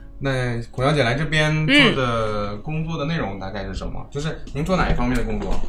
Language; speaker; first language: Chinese; native; Chinese